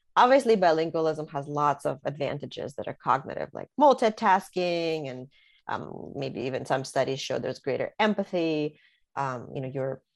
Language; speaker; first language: English; early bilingual, other home language; Russian